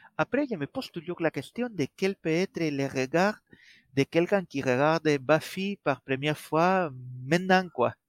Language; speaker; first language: French; non-native, fluent; Spanish